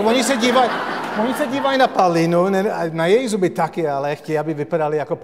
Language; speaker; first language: Czech; early bilingual, heritage; Czech